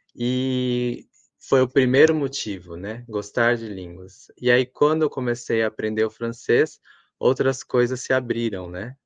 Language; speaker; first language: Portuguese; native; Portuguese